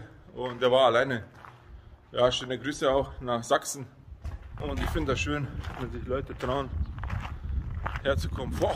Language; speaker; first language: German; early bilingual, other home language; Bosnian